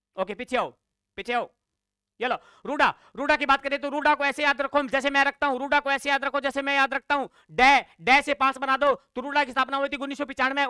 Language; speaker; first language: Hindi; native; Hindi